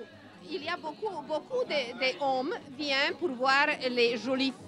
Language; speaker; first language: French; non-native, learner; Serbian